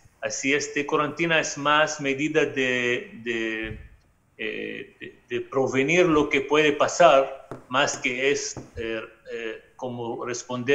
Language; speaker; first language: Spanish; non-native, fluent; Arabic